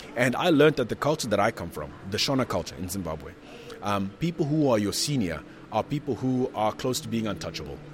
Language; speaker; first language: English; non-native, local second language; Shona